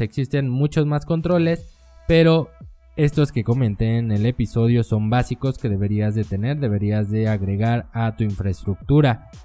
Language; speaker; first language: Spanish; native; Spanish